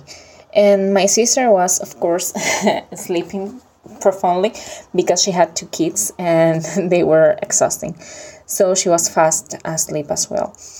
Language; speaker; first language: English; non-native, fluent; Spanish